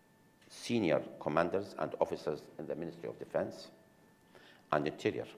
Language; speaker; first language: English; non-native, fluent; Arabic